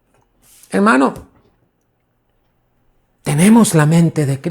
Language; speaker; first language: Spanish; native; Spanish